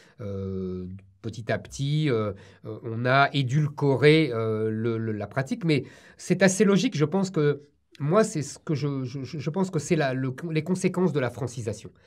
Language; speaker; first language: French; native; French